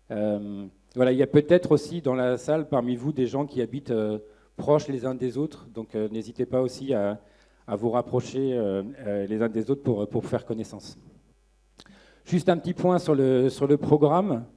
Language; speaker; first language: French; native; French